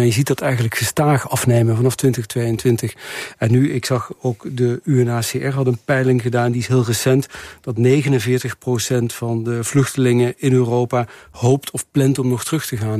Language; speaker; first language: Dutch; native; Dutch